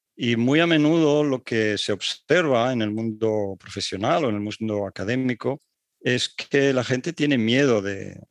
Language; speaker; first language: Spanish; native; Spanish